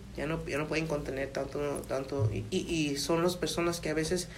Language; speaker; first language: Spanish; early bilingual, heritage; Spanish